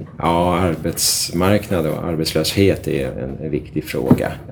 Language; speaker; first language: Swedish; native; Swedish